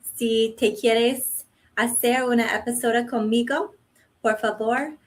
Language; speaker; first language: Spanish; non-native, learner; English